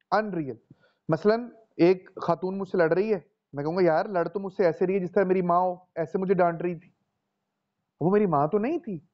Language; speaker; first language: Urdu; non-native, local second language; Punjabi